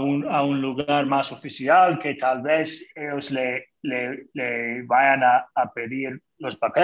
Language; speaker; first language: Spanish; early bilingual, other home language; English